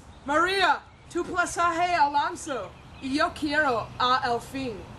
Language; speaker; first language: Spanish; non-native, learner; English